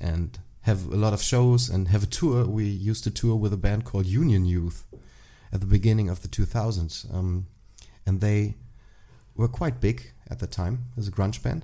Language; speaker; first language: English; non-native, fluent; German